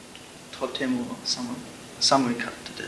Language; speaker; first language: Japanese; non-native, learner; English